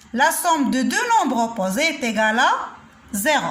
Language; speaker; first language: French; non-native, local second language; Arabic